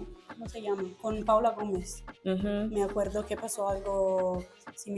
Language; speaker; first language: Spanish; non-native, fluent; Italian